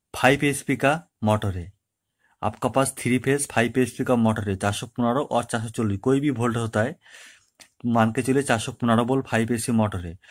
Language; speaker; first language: Hindi; non-native, local second language; Bangla